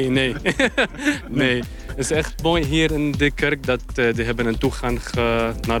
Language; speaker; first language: Dutch; non-native, learner; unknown